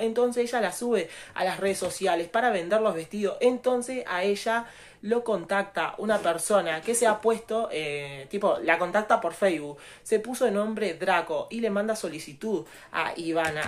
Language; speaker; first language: Spanish; native; Spanish